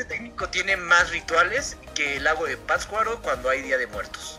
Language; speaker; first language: Spanish; native; Spanish